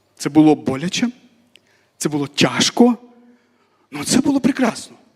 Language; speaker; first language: Ukrainian; non-native, fluent; Armenian